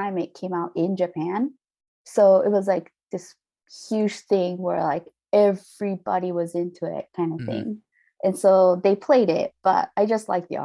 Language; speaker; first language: English; non-native, fluent; Japanese